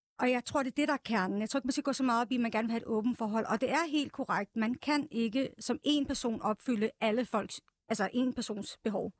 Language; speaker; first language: Danish; early bilingual, other home language; Serbian